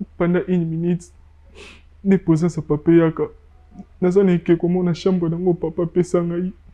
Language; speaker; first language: Lingala; non-native, local second language; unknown